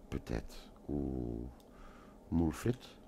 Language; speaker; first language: French; non-native, local second language; Dutch